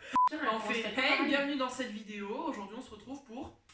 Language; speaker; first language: French; native; French